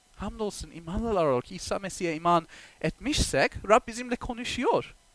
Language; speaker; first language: Turkish; non-native, fluent; English